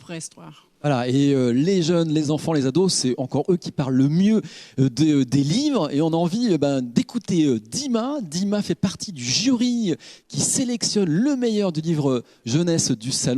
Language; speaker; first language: French; native; French